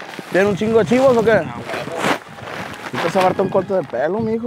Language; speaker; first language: Spanish; early bilingual, heritage; Spanish